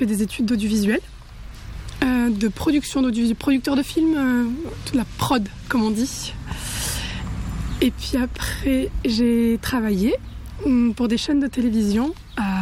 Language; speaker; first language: French; native; French